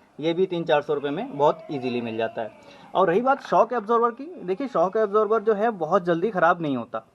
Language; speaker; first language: Hindi; native; Hindi